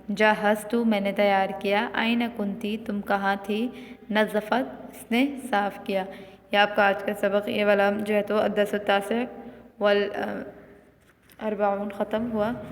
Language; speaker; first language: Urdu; non-native, local second language; Pashto